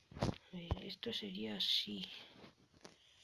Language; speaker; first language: Spanish; native; Spanish